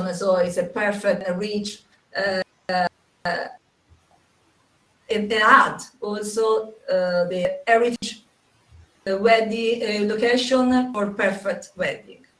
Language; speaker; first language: English; non-native, learner; Italian